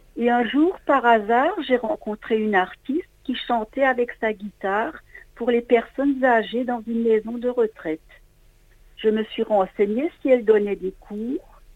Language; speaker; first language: French; non-native, local second language; Swiss German